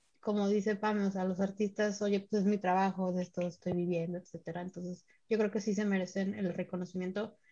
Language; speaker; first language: Spanish; native; Spanish